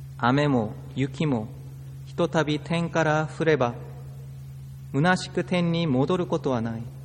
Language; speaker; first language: Japanese; non-native, fluent; Korean